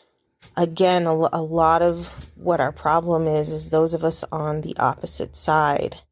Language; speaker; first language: English; native; English